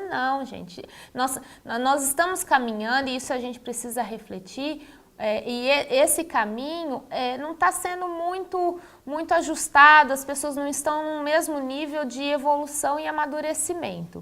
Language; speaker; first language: Portuguese; native; Portuguese